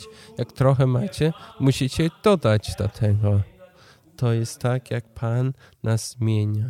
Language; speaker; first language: Polish; non-native, learner; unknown